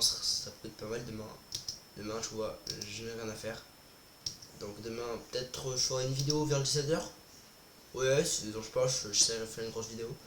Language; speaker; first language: French; native; French